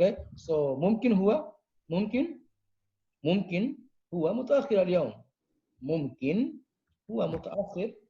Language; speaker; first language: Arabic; non-native, fluent; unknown